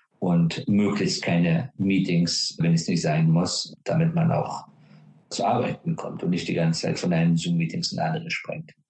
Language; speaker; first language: German; non-native, fluent; Persian